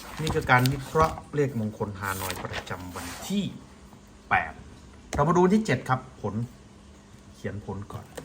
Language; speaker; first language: Thai; native; Thai